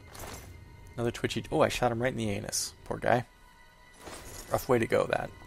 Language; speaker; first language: English; native; English